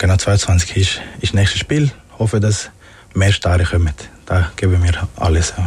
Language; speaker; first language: German; non-native, fluent; Spanish